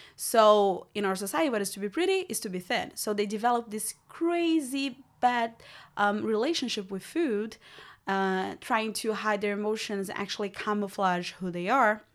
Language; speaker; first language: English; non-native, fluent; Portuguese